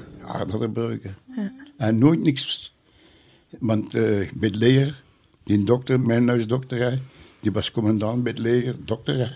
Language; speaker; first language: Dutch; native; Dutch